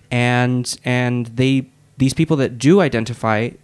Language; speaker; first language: English; native; English